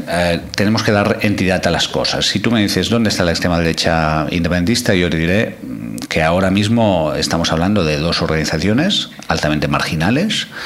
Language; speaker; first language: Spanish; non-native, local second language; Catalan